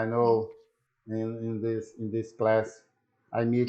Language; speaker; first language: English; non-native, learner; Portuguese